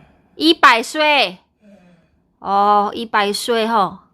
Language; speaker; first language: Chinese; non-native, learner; Indonesian